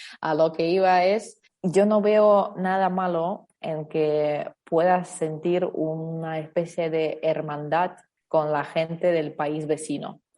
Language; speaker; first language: Spanish; non-native, fluent; Russian